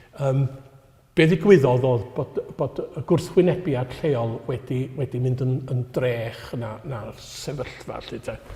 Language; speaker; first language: Welsh; native; Welsh